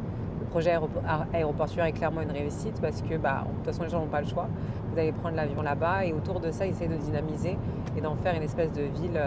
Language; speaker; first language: French; native; French